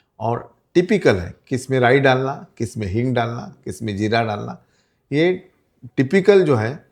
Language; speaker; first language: Hindi; non-native, local second language; Marathi